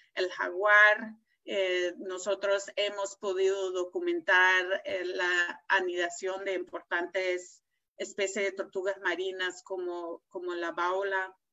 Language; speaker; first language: Spanish; non-native, fluent; English